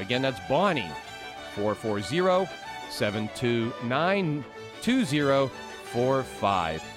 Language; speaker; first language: English; native; English